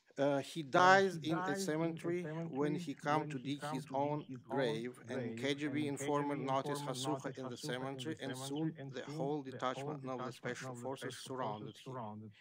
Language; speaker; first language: English; non-native, learner; Russian